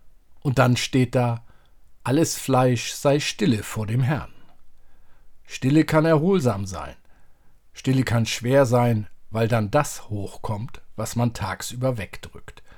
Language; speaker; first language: German; native; German